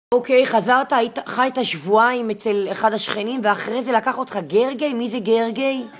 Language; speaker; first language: Hebrew; native; Hebrew